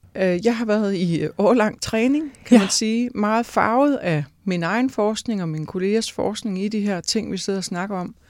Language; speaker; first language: Danish; native; Danish